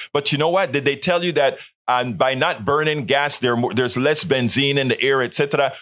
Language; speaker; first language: English; non-native, fluent; Spanish